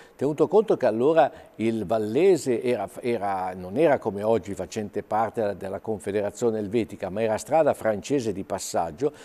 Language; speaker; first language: Italian; native; Italian